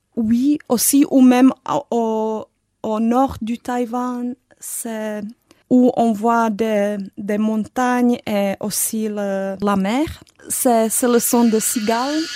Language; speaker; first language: French; non-native, fluent; Czech